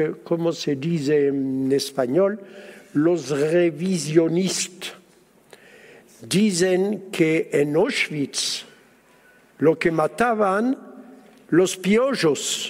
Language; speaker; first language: Spanish; early bilingual, heritage; Spanish